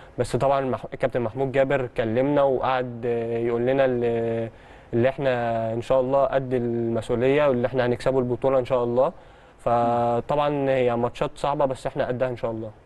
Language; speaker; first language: Egyptian Arabic; early bilingual, heritage; Arabic